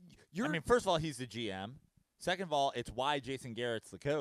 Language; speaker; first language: English; native; English